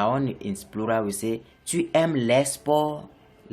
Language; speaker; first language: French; non-native, fluent; English